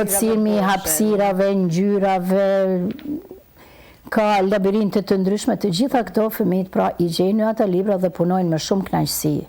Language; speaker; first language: Albanian; native; Albanian